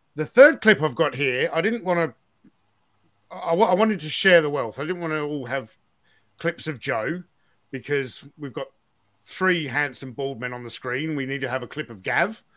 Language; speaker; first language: English; native; English